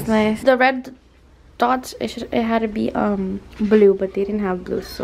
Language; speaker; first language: English; early bilingual, other home language; Spanish